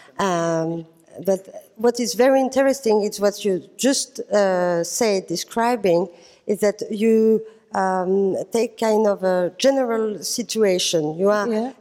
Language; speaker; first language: English; non-native, fluent; French